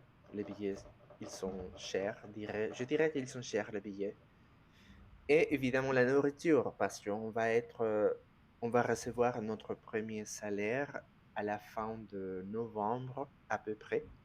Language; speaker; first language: French; non-native, fluent; Spanish